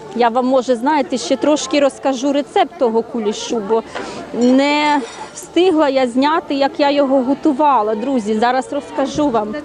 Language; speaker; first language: Ukrainian; native; Ukrainian